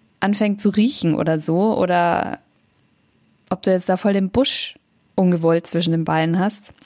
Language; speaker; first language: German; native; German